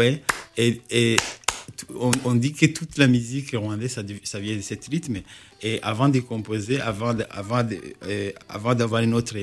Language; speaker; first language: French; non-native, local second language; Kinyarwanda